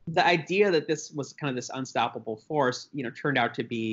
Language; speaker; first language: English; native; English